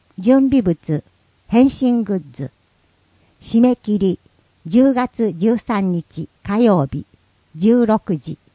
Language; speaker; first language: Japanese; native; Japanese